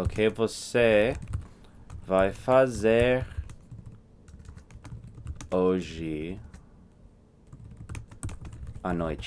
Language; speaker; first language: Portuguese; non-native, fluent; English